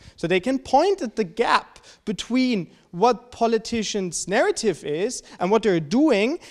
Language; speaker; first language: English; non-native, fluent; German